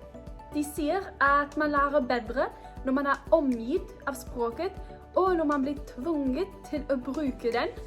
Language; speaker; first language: Norwegian; non-native, fluent; English